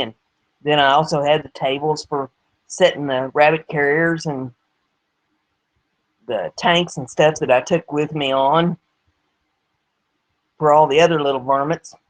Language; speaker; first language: English; native; English